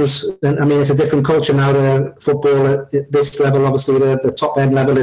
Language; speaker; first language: English; native; English